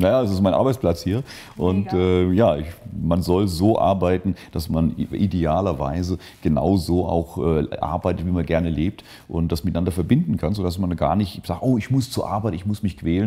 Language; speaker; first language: German; native; German